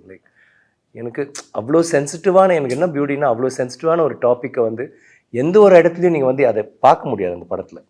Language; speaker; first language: Tamil; native; Tamil